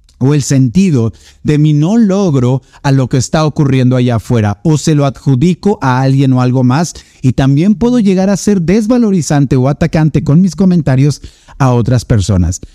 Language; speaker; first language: Spanish; native; Spanish